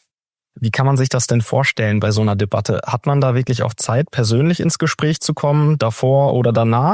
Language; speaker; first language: German; native; German